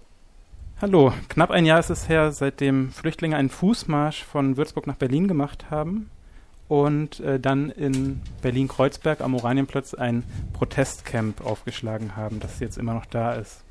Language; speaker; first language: German; native; German